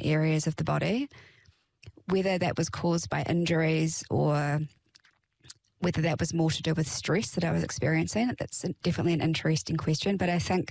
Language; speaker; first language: English; native; English